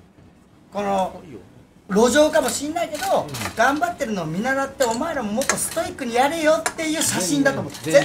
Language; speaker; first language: Japanese; native; Japanese